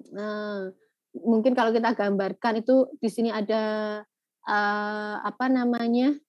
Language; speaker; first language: Indonesian; native; Indonesian